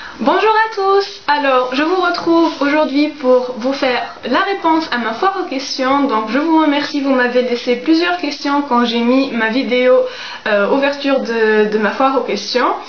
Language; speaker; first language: French; non-native, local second language; Arabic